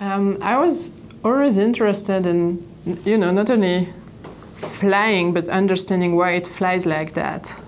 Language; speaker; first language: English; non-native, fluent; French